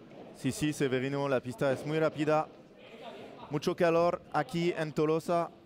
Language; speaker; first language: Spanish; non-native, learner; French